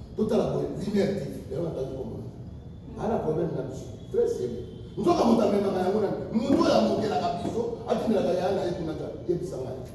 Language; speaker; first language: Lingala; native; Lingala